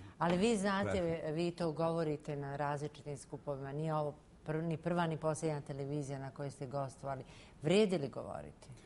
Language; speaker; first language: Bosnian; native; Bosnian